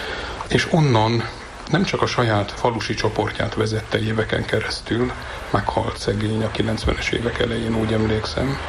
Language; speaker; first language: Hungarian; native; Hungarian